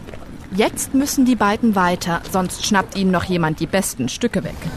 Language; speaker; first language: German; native; German